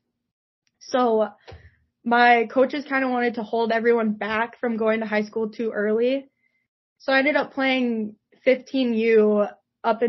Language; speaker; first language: English; native; English